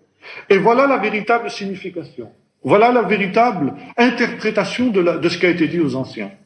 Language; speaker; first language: French; native; French